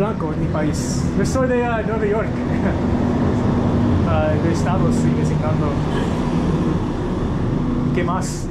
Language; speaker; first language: Spanish; non-native, learner; English